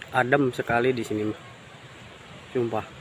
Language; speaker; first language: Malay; non-native, local second language; Sundanese